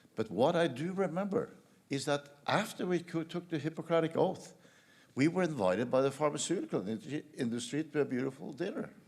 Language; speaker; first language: English; non-native, fluent; Norwegian